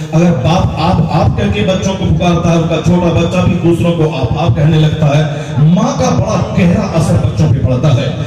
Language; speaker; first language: Urdu; native; Urdu